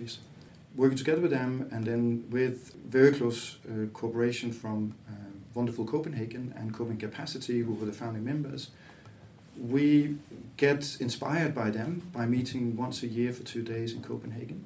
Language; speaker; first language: English; non-native, fluent; Danish